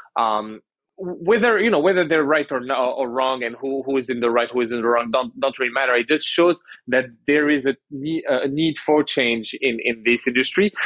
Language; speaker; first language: English; early bilingual, other home language; French